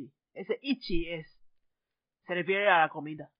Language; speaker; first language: Spanish; non-native, fluent; Chinese